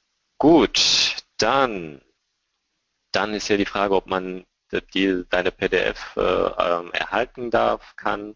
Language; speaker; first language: German; native; German